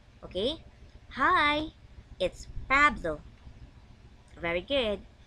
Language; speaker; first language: English; non-native, fluent; Indonesian